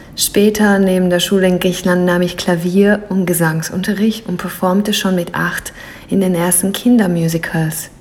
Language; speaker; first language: German; non-native, fluent; Greek